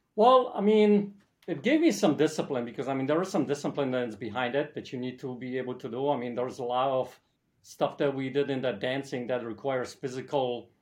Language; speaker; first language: English; early bilingual, other home language; Polish